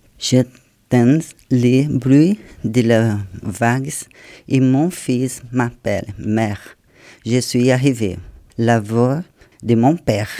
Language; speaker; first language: French; non-native, learner; Portuguese